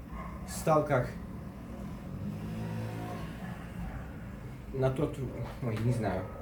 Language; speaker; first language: Russian; early bilingual, heritage; Russian